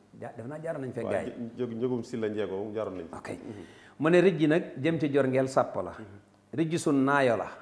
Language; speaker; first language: Wolof; native; Wolof